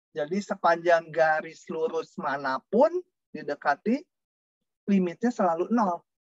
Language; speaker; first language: Indonesian; non-native, local second language; Sundanese